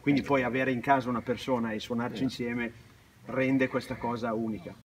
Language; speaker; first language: Italian; native; Italian